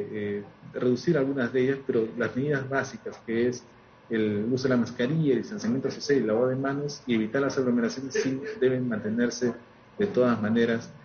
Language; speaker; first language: Spanish; native; Spanish